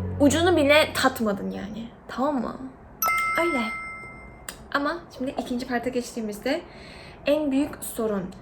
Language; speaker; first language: Turkish; non-native, fluent; Korean